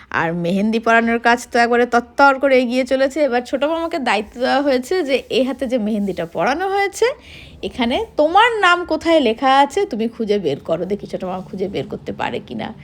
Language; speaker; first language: Bangla; non-native, local second language; Hindi